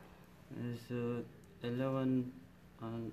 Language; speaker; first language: English; non-native, learner; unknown